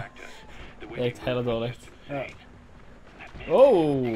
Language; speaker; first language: Norwegian; native; Norwegian